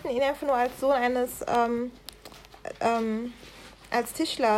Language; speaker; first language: German; native; German